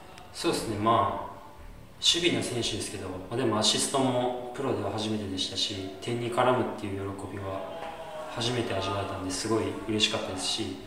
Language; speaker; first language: Japanese; native; Japanese